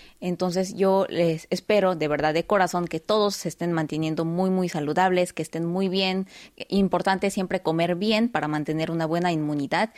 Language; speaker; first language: Spanish; early bilingual, heritage; Spanish